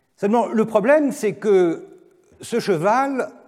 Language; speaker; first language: French; non-native, fluent; Turkish